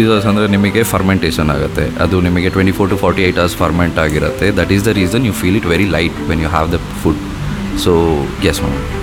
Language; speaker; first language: Kannada; native; Kannada